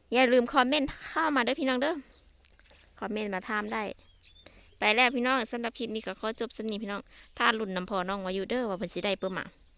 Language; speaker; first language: Thai; native; Thai